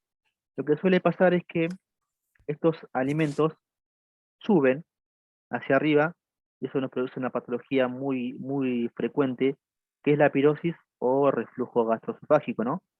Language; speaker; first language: Spanish; native; Spanish